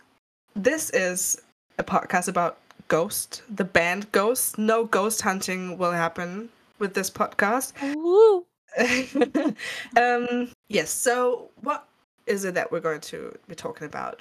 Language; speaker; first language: English; non-native, fluent; German